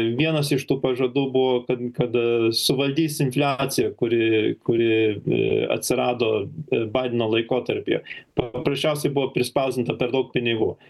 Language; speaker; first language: Lithuanian; early bilingual, heritage; Lithuanian